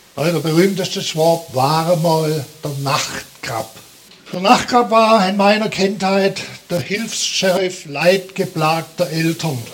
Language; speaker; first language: German; native; German